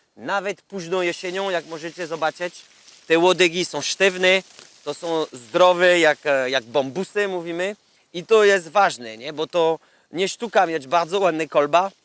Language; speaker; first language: Polish; non-native, learner; French